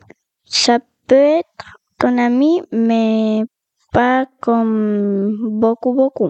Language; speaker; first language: French; non-native, learner; Spanish